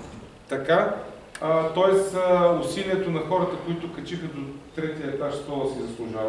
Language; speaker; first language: Bulgarian; native; Bulgarian